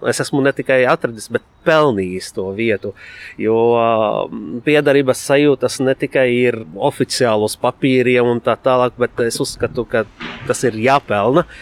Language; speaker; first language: Latvian; non-native, fluent; Arabic